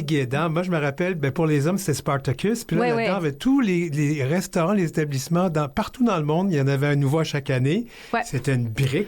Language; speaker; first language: French; native; French